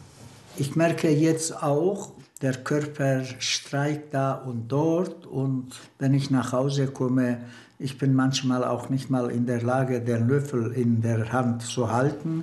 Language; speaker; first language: German; non-native, fluent; Turkish